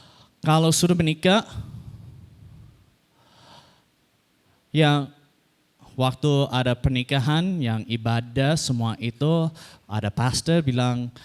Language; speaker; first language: Indonesian; non-native, fluent; English